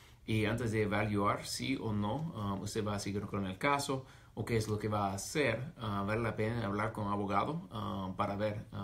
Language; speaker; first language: Spanish; non-native, fluent; English